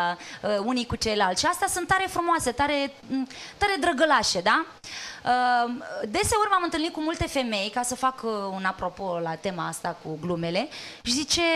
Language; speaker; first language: Romanian; native; Romanian